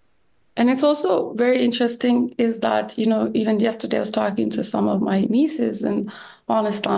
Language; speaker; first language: English; non-native, fluent; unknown